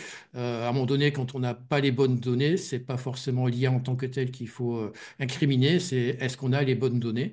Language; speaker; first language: French; native; French